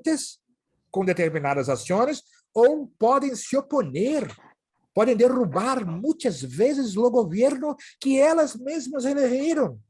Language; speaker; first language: Portuguese; native; Portuguese